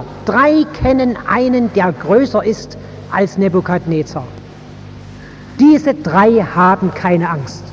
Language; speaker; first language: German; native; German